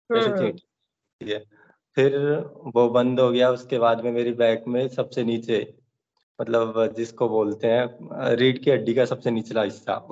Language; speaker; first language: Hindi; native; Hindi